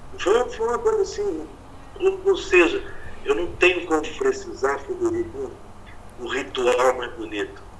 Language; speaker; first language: Portuguese; native; Portuguese